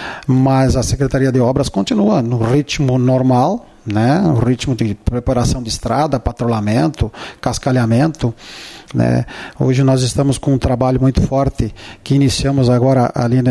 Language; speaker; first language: Portuguese; native; Portuguese